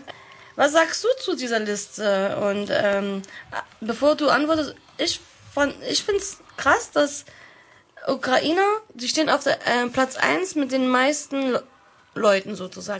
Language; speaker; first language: German; early bilingual, other home language; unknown